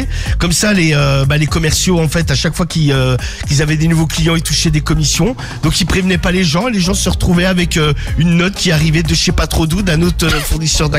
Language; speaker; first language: French; native; French